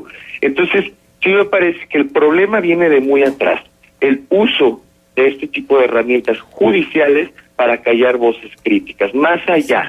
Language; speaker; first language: Spanish; native; Spanish